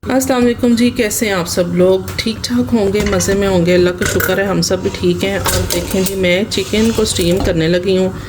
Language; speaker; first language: Urdu; native; Urdu